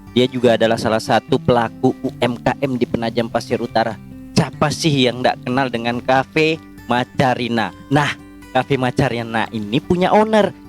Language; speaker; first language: Indonesian; native; Indonesian